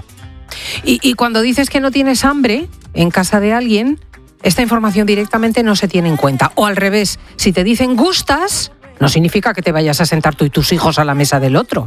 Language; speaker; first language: Spanish; native; Spanish